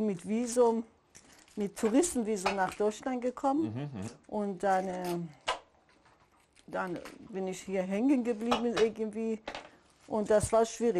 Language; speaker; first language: German; non-native, learner; Persian